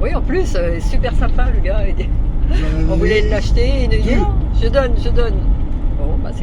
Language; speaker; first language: French; native; French